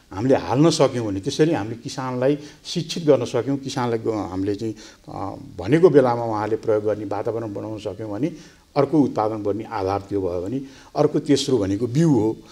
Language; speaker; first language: Nepali; native; Nepali